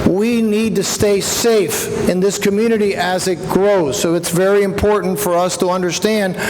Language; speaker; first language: English; non-native, fluent; Spanish